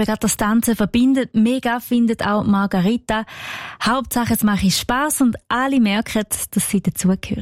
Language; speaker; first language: German; native; German